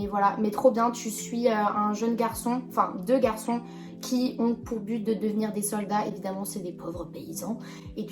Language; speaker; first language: French; native; French